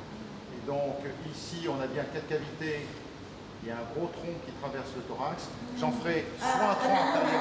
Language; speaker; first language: French; native; French